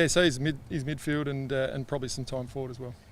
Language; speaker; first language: English; native; English